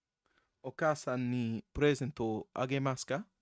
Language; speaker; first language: Japanese; non-native, learner; English